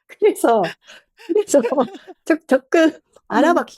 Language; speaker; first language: Korean; non-native, fluent; Japanese